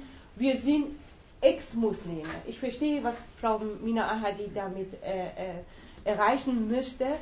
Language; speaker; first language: German; non-native, fluent; Persian